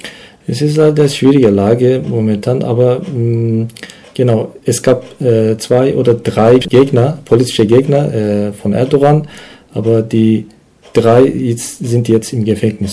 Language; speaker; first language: German; non-native, learner; Turkish